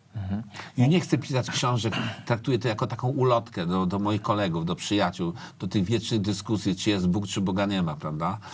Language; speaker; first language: Polish; native; Polish